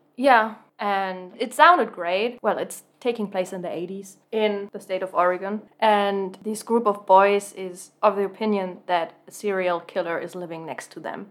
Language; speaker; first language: English; non-native, fluent; German